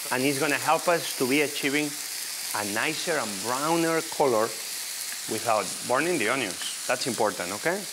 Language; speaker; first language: English; non-native, fluent; Spanish